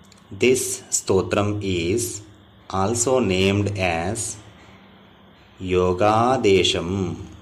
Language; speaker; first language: English; non-native, local second language; Telugu